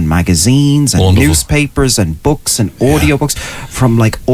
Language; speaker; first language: English; native; English